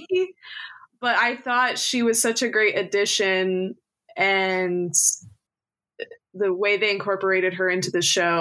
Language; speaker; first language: English; native; English